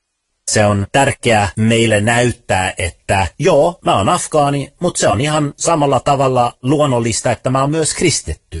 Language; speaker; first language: Finnish; early bilingual, other home language; Persian